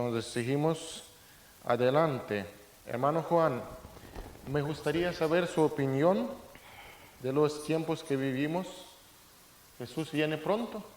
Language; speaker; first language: Spanish; non-native, fluent; Russian